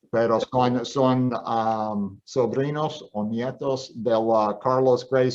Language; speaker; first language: Spanish; non-native, fluent; English